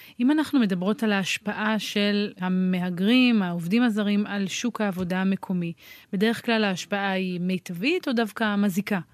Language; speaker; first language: Hebrew; native; Hebrew